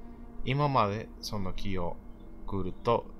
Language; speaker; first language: Japanese; non-native, learner; Spanish